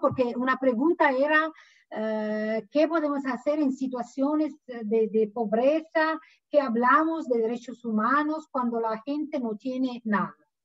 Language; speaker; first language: Spanish; non-native, fluent; Italian